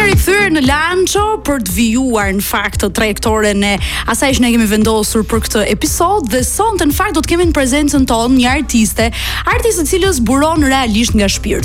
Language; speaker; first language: Albanian; native; Albanian